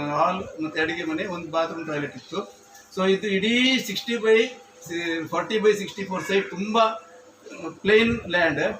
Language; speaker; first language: Kannada; native; Kannada